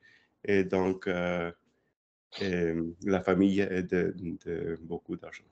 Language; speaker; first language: French; non-native, learner; English